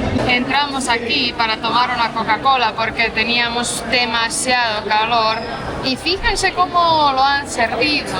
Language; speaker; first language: Spanish; non-native, fluent; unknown